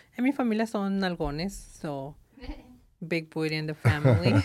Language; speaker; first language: Spanish; early bilingual, heritage; Spanish